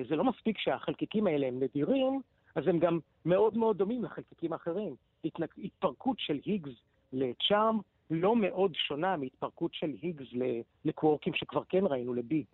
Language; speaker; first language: Hebrew; native; Hebrew